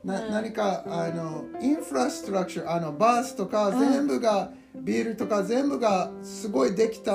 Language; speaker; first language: Japanese; non-native, learner; English